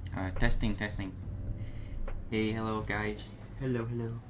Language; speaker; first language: English; non-native, fluent; Vietnamese